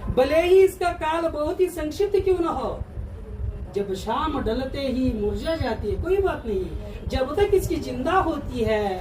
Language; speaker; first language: Hindi; non-native, local second language; Kannada